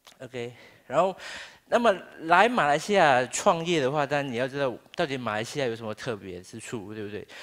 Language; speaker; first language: Chinese; native; Chinese